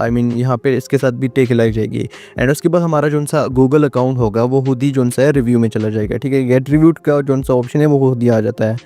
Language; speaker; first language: Urdu; non-native, local second language; Northern Hindko